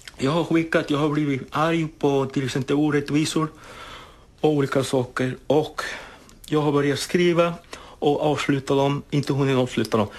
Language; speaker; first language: Swedish; non-native, fluent; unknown